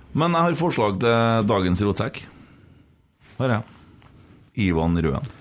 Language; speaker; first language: Norwegian; native; Norwegian